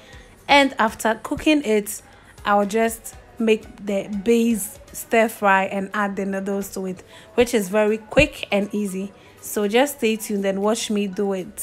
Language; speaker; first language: English; non-native, local second language; Akan